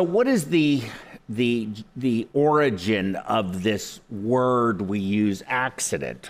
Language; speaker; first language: English; native; English